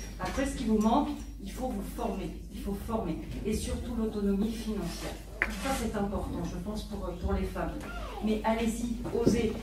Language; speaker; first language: French; native; French